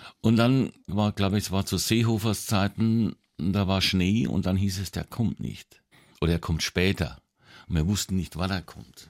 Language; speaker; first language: German; native; German